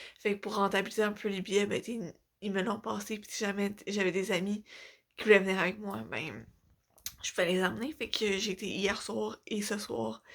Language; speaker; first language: French; native; French